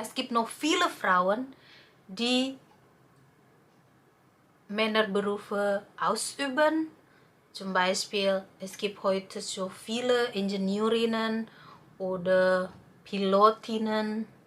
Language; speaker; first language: German; non-native, fluent; Indonesian